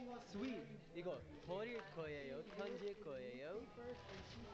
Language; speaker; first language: Korean; non-native, learner; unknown